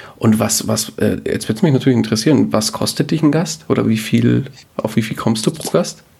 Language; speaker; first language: German; native; German